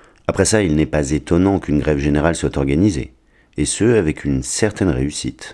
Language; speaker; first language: French; native; French